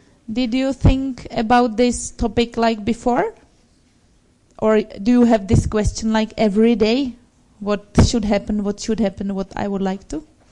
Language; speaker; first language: English; non-native, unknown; Czech